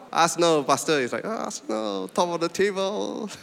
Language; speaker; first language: English; non-native, local second language; Min Nan Chinese